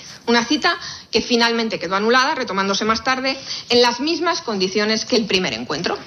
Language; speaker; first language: Spanish; native; Spanish